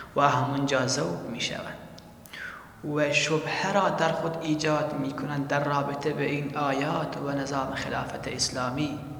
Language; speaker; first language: Persian; native; Persian